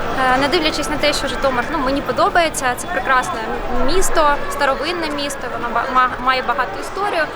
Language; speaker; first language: Ukrainian; non-native, local second language; Russian